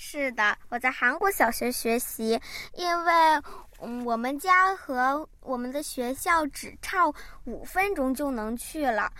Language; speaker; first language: Chinese; early bilingual, heritage; Chinese